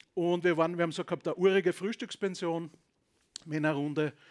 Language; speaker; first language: German; native; German